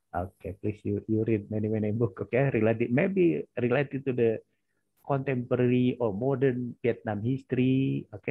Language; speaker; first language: English; non-native, learner; Indonesian